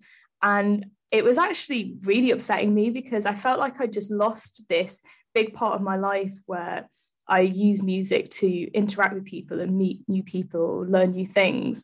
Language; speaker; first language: English; native; English